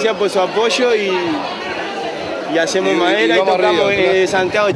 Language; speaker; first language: Spanish; native; Spanish